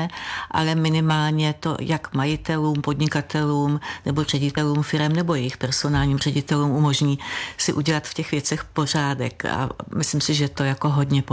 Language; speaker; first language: Czech; native; Czech